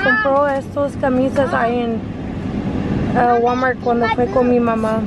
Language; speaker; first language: Spanish; early bilingual, heritage; English